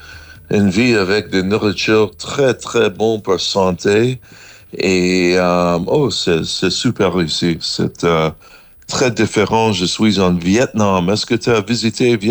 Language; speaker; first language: French; non-native, learner; English